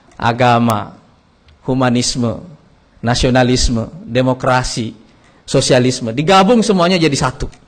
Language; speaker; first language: Indonesian; non-native, local second language; Buginese